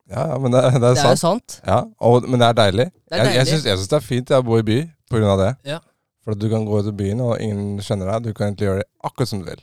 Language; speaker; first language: Norwegian; native; Norwegian